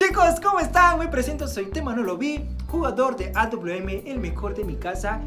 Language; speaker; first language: Spanish; native; Spanish